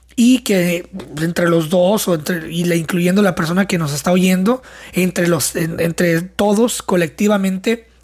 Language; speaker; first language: Spanish; native; Spanish